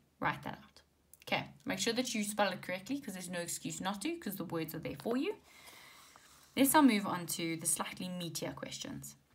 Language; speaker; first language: English; native; English